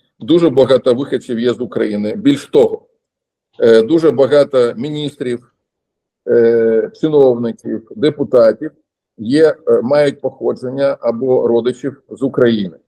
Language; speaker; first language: Ukrainian; non-native, local second language; Russian